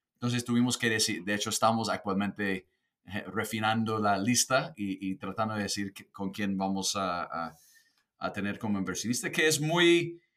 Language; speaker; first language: Spanish; non-native, fluent; English